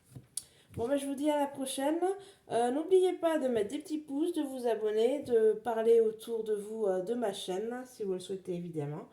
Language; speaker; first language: French; native; French